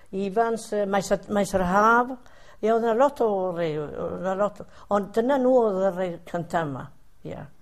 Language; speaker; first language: Welsh; early bilingual, heritage; Welsh